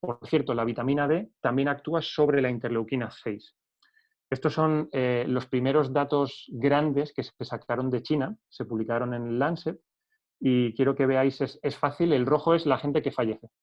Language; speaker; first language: Spanish; native; Spanish